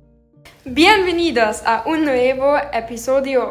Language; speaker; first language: Spanish; non-native, learner; German